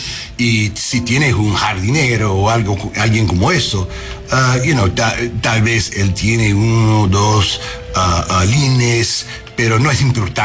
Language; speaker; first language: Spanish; non-native, learner; English